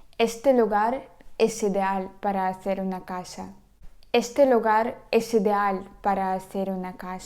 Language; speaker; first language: Spanish; non-native, fluent; Ukrainian